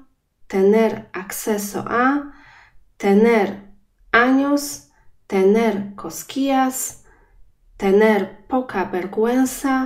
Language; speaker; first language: Spanish; non-native, fluent; Polish